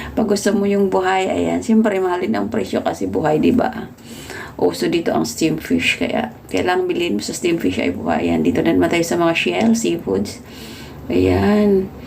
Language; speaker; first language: Filipino; native; Filipino